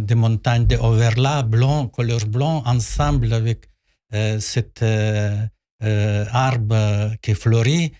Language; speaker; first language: French; non-native, learner; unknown